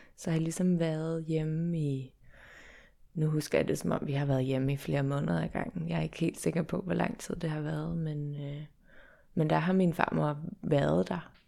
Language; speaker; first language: Danish; early bilingual, heritage; Danish